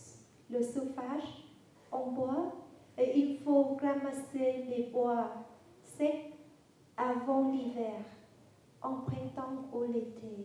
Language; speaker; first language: French; non-native, fluent; Vietnamese